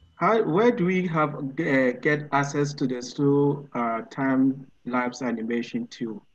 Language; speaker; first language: English; non-native, learner; Portuguese